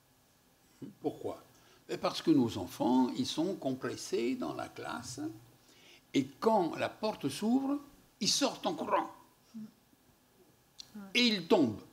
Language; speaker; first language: French; native; French